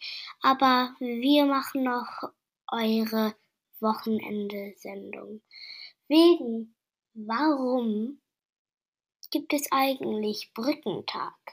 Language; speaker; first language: German; non-native, learner; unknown